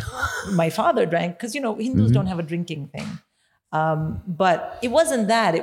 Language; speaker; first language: English; non-native, local second language; Hindi